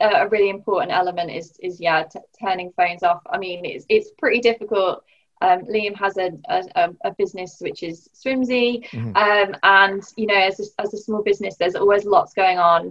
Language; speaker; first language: English; native; English